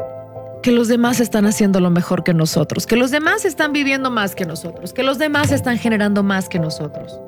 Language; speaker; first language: Spanish; native; Spanish